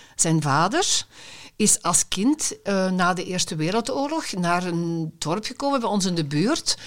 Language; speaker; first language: Dutch; native; Dutch